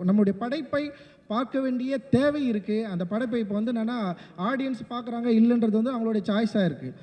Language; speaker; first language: Tamil; native; Tamil